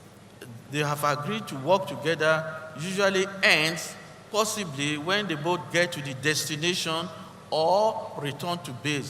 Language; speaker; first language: English; non-native, local second language; Yoruba